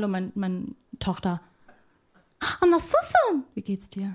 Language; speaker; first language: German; early bilingual, other home language; Arabic